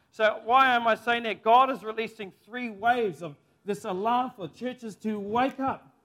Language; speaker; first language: English; native; English